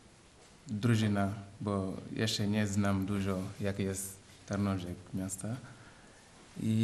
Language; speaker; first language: Polish; non-native, learner; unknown